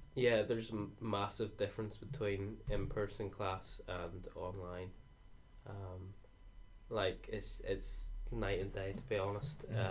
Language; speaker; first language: English; native; English